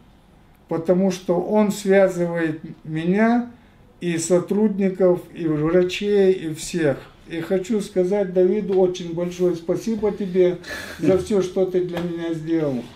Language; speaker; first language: Russian; non-native, fluent; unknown